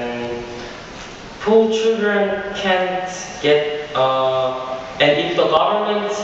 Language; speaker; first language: English; non-native, fluent; Korean